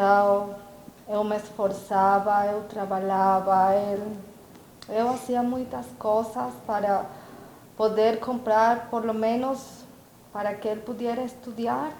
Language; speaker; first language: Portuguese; non-native, learner; Spanish